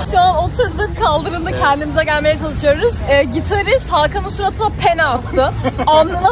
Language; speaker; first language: Turkish; native; Turkish